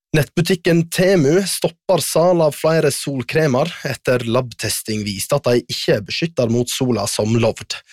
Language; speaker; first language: Norwegian; native; Norwegian